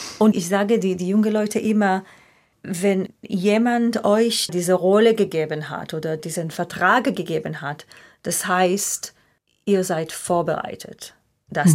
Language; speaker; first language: German; non-native, fluent; Hebrew